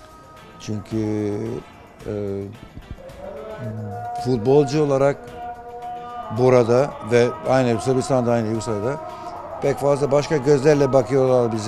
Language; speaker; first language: Turkish; non-native, fluent; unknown